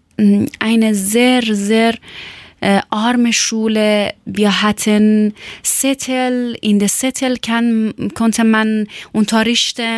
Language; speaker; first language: German; non-native, learner; Persian